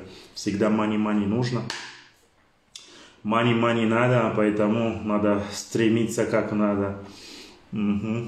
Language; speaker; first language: Russian; non-native, learner; French